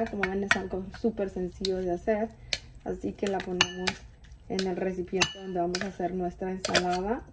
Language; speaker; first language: Spanish; native; Spanish